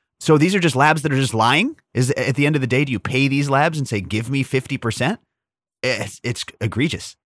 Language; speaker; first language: English; native; English